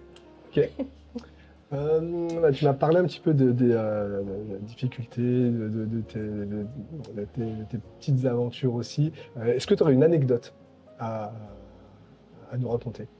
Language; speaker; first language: French; native; French